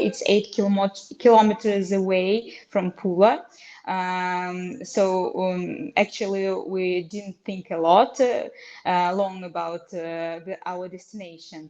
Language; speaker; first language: English; non-native, fluent; Russian